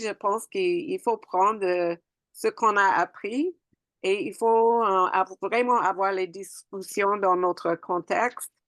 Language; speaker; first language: French; non-native, fluent; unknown